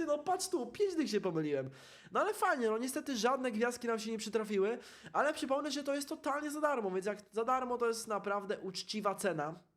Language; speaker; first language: Polish; native; Polish